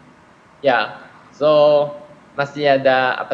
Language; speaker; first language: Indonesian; non-native, fluent; Japanese